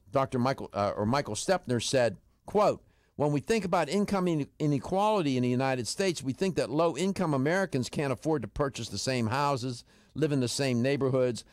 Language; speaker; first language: English; native; English